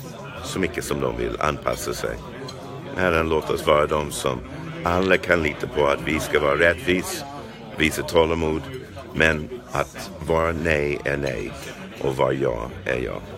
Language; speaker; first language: Swedish; non-native, fluent; English